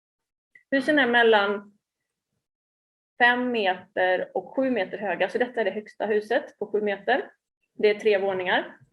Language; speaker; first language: Swedish; native; Swedish